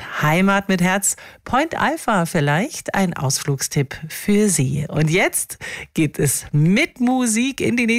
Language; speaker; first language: German; native; German